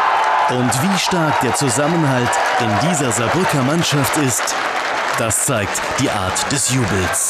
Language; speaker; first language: German; native; German